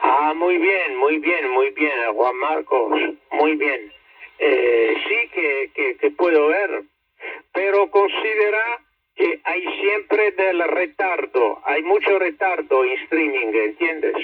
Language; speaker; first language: Spanish; non-native, fluent; Italian